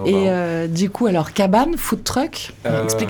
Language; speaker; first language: French; native; French